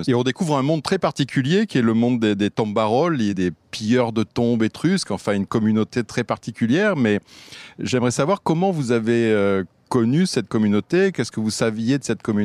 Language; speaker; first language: French; native; French